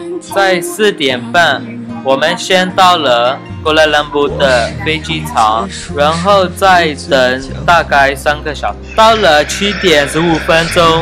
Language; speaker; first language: Chinese; non-native, learner; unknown